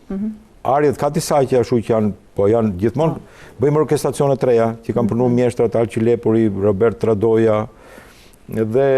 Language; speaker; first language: Albanian; native; Albanian